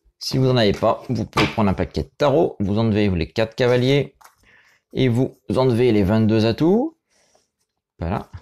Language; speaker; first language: French; native; French